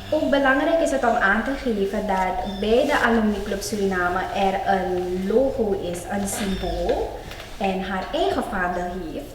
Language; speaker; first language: Dutch; native; Dutch